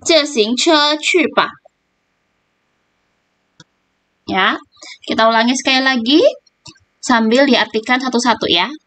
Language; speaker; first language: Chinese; non-native, fluent; Indonesian